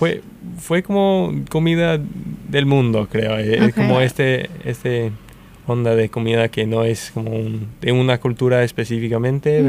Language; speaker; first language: Spanish; non-native, fluent; English